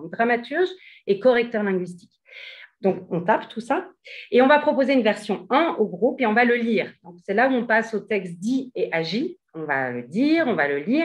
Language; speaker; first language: French; native; French